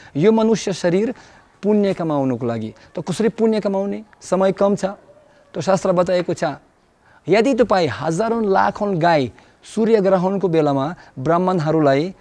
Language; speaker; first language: Nepali; non-native, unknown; Russian